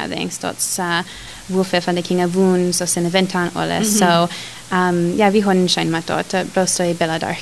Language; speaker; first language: German; non-native, learner; Plautdietsch